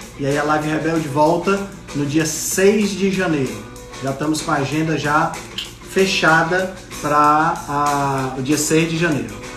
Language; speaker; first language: Portuguese; native; Portuguese